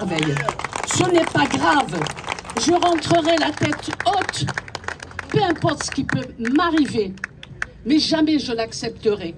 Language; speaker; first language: French; non-native, local second language; Kabyle